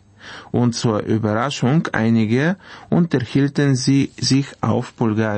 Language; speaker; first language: German; non-native, fluent; Bulgarian